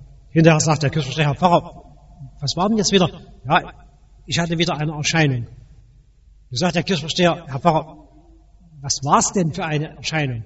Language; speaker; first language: German; native; German